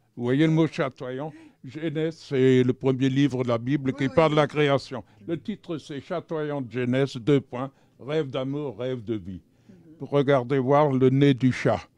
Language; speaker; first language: French; native; French